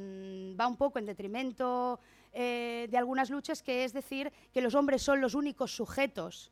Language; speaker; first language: Spanish; native; Spanish